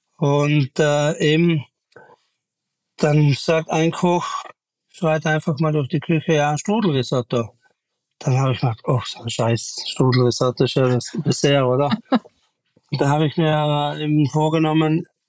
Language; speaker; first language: German; native; German